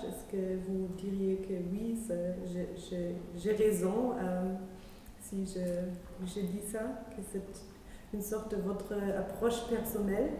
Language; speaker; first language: French; non-native, fluent; German